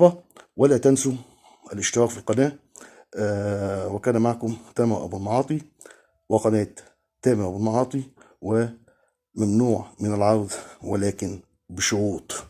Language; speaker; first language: Arabic; native; Arabic